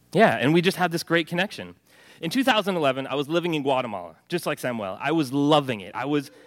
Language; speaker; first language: English; early bilingual, other home language; Norwegian